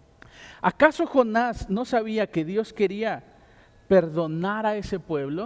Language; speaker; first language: Spanish; native; Spanish